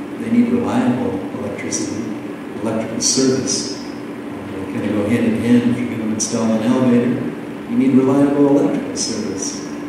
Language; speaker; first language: English; native; English